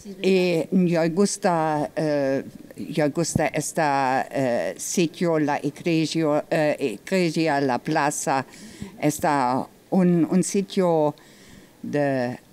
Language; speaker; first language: Spanish; non-native, learner; German